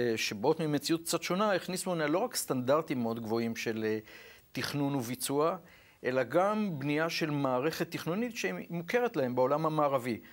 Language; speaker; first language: Hebrew; native; Hebrew